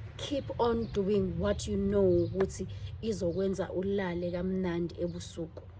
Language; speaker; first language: Zulu; native; Zulu